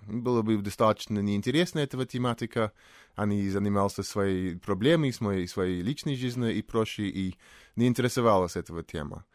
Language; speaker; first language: Russian; non-native, fluent; English